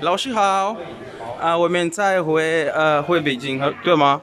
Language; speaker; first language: Chinese; non-native, learner; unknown